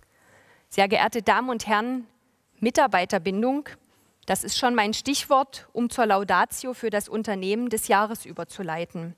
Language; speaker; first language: German; native; German